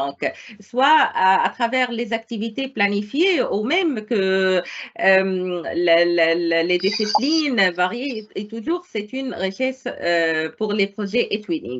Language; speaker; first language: French; non-native, local second language; Arabic